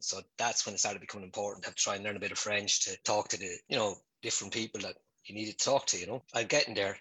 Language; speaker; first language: English; native; English